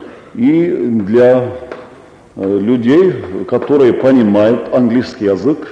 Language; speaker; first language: Russian; non-native, local second language; Estonian